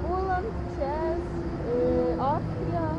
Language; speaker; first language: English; non-native, learner; Ukrainian